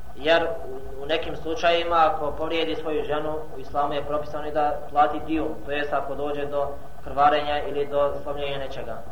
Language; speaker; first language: Bosnian; non-native, fluent; Arabic